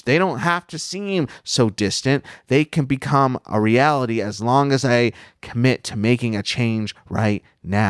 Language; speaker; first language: English; native; English